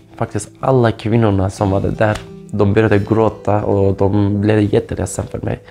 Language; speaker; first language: Swedish; non-native, fluent; Kurdish